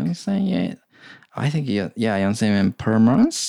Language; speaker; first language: English; non-native, learner; Japanese